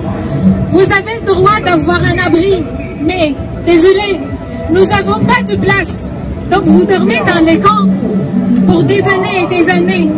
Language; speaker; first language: French; non-native, fluent; Arabic